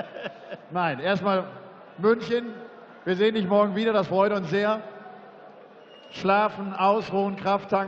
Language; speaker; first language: German; native; German